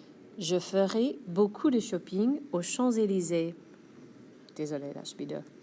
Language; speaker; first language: French; non-native, fluent; English